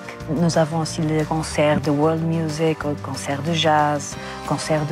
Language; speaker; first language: French; non-native, fluent; Portuguese